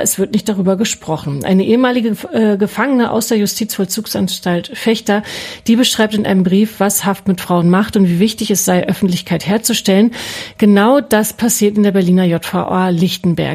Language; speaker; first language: German; native; German